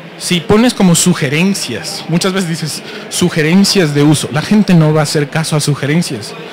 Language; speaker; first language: Spanish; native; Spanish